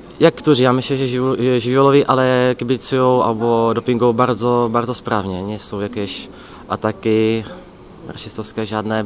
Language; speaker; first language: Polish; non-native, learner; Czech